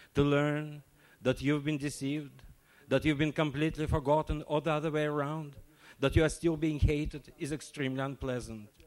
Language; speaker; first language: English; non-native, fluent; Russian